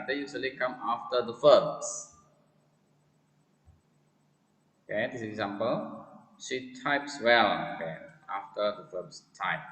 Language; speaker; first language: English; non-native, fluent; Indonesian